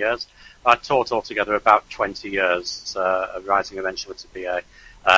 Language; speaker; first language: English; native; English